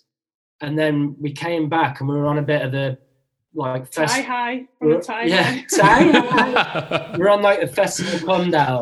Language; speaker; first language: English; native; English